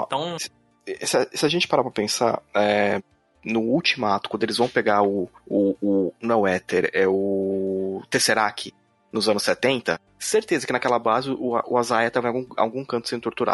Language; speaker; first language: Portuguese; native; Portuguese